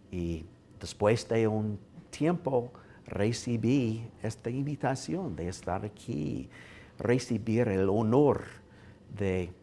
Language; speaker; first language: Spanish; non-native, learner; English